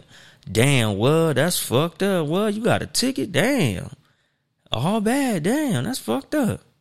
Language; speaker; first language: English; native; English